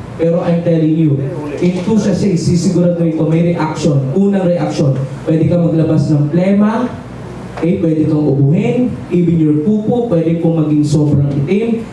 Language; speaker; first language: Filipino; native; Filipino